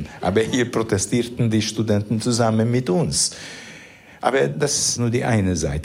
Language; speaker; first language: German; non-native, fluent; Hungarian